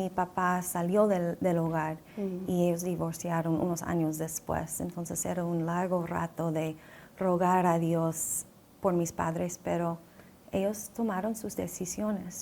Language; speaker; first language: Spanish; non-native, fluent; English